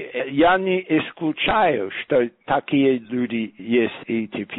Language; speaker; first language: Russian; non-native, fluent; English